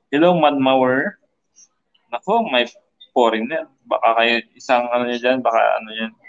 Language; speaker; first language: Filipino; native; Filipino